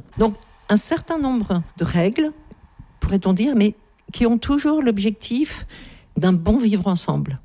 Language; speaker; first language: French; native; French